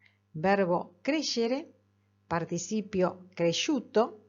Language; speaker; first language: Italian; non-native, fluent; Spanish